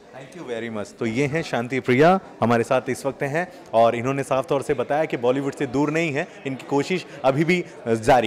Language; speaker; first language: Hindi; native; Hindi